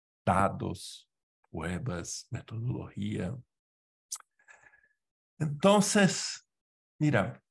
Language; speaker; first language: Spanish; non-native, fluent; Portuguese